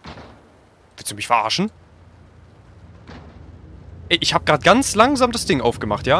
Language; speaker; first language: German; native; German